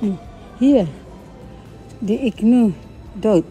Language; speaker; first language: Dutch; non-native, learner; Indonesian